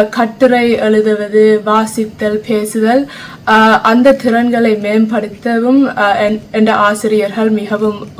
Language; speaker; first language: Tamil; early bilingual, heritage; Tamil